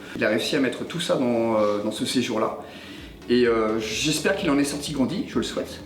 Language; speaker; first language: French; native; French